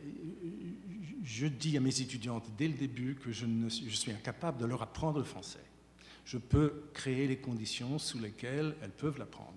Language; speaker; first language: French; native; French